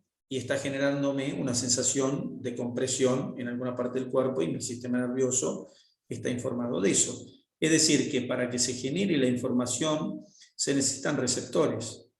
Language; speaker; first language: Spanish; native; Spanish